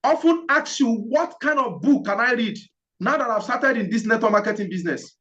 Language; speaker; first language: English; non-native, local second language; Yoruba